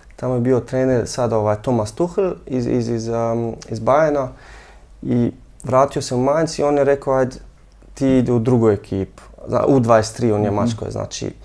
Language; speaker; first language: Croatian; early bilingual, heritage; Croatian